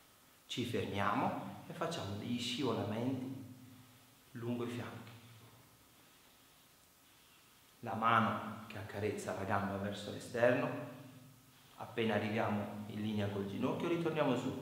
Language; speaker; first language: Italian; native; Italian